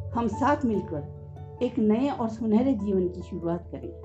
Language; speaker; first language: Hindi; native; Hindi